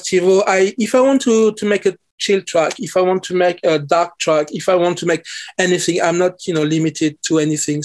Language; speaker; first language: English; non-native, fluent; French